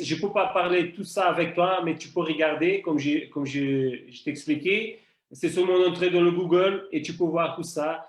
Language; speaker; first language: French; non-native, fluent; Portuguese